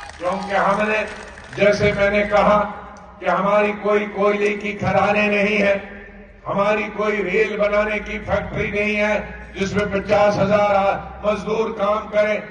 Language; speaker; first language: Urdu; non-native, local second language; Kashmiri